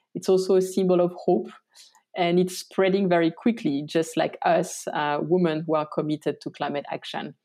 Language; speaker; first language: English; non-native, fluent; French